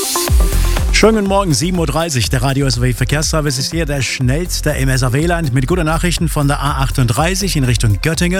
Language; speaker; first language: German; native; German